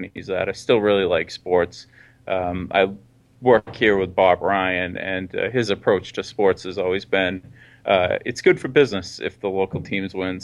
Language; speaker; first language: English; native; English